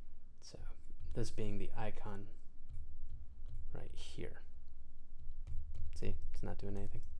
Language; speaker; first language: English; native; English